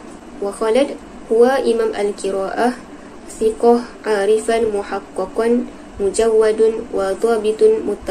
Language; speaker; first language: Arabic; non-native, learner; Malay